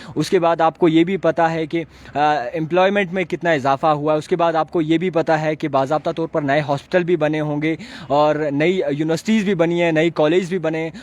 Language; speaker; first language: Hindi; non-native, local second language; Kashmiri